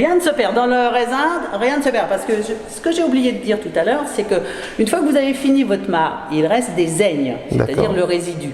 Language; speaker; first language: French; native; French